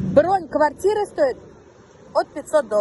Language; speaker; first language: Russian; native; Russian